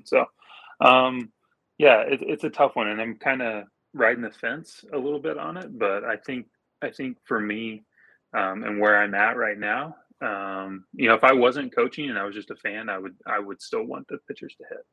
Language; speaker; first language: English; native; English